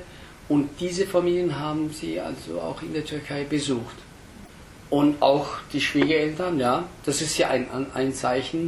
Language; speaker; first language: German; early bilingual, other home language; Turkish